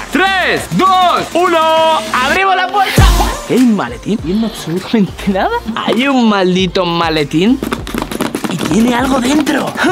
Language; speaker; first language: Spanish; native; Spanish